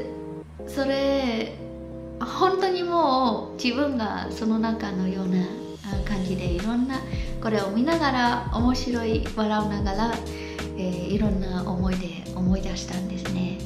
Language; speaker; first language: Japanese; non-native, fluent; Khmer